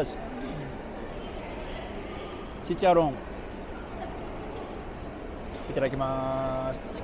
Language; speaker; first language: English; non-native, fluent; Japanese